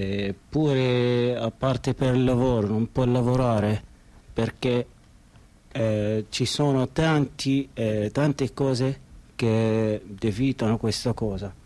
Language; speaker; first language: Italian; non-native, learner; Arabic